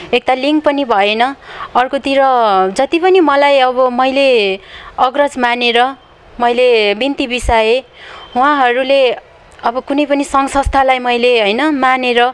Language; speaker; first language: Nepali; native; Nepali